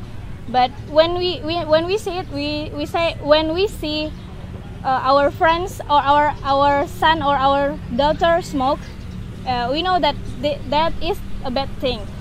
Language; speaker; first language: English; non-native, learner; Indonesian